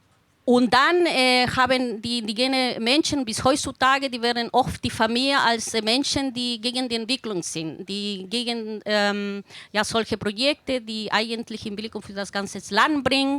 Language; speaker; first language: German; non-native, fluent; Spanish